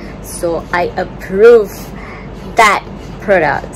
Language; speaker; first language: English; non-native, local second language; Malay